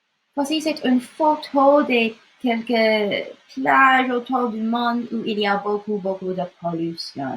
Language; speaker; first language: French; non-native, local second language; English